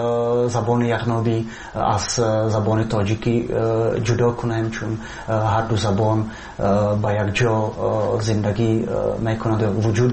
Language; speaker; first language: Persian; non-native, fluent; Czech